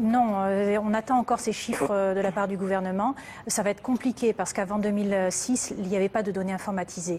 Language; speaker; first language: French; native; French